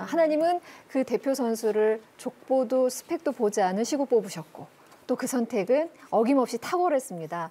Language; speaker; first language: Korean; native; Korean